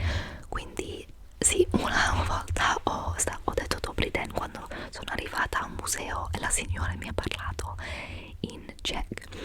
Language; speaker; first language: Italian; non-native, fluent; English